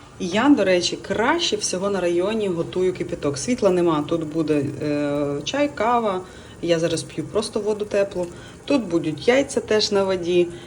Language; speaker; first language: Ukrainian; native; Ukrainian